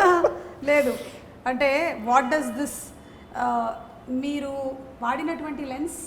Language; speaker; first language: Telugu; native; Telugu